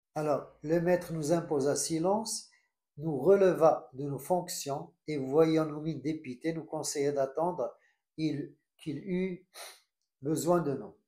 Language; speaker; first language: French; non-native, local second language; Arabic